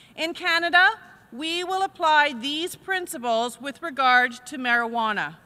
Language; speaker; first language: English; native; English